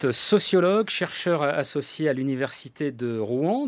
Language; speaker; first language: French; native; French